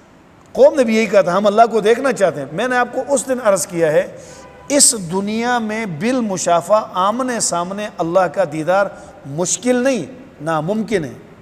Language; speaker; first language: Urdu; native; Urdu